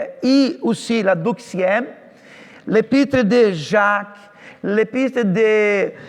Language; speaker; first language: French; non-native, fluent; Portuguese